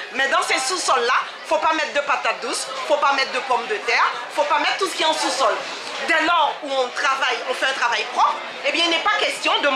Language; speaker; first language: French; native; French